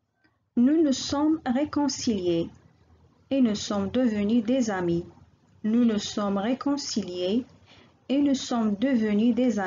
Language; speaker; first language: French; non-native, local second language; Arabic